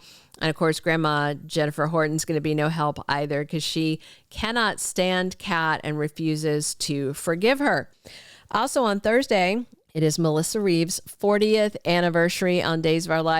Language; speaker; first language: English; native; English